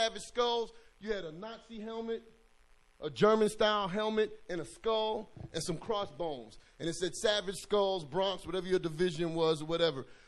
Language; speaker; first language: English; native; English